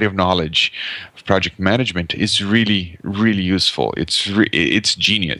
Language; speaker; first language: English; non-native, fluent; Portuguese